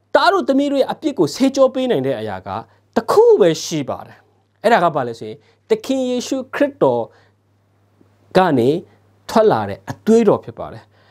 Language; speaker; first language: Burmese; non-native, local second language; S'gaw Karen